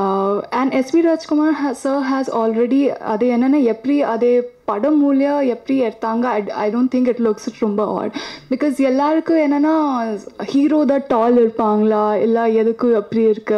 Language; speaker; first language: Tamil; non-native, learner; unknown